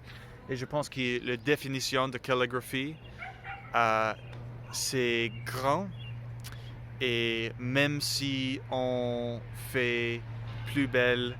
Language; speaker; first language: French; non-native, learner; English